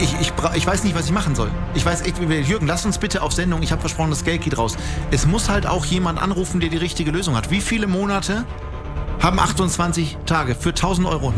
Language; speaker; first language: German; native; German